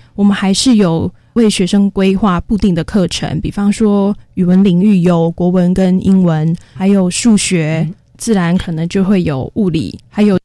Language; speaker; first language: Chinese; native; Chinese